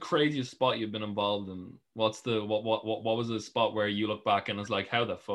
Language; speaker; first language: English; native; English